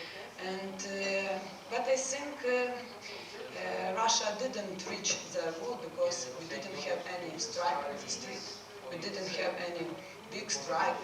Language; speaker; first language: English; non-native, learner; Ukrainian